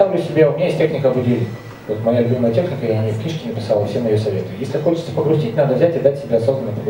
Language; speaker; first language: Russian; native; Russian